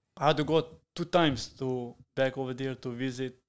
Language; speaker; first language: English; non-native, fluent; Italian